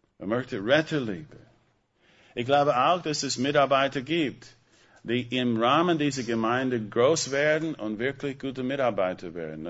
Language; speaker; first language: German; non-native, fluent; English